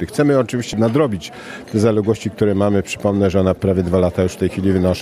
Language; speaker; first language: Polish; native; Polish